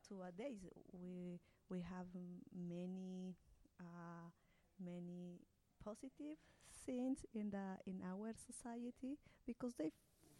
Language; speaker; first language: English; non-native, learner; Spanish